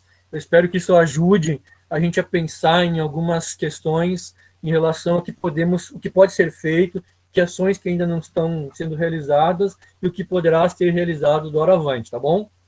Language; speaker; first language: Portuguese; native; Portuguese